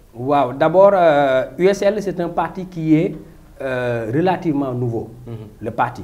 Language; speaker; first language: French; non-native, local second language; Wolof